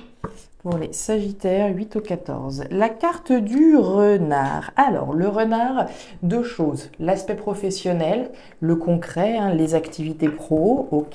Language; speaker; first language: French; native; French